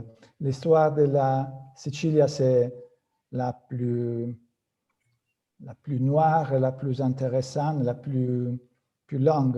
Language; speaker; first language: French; non-native, fluent; Italian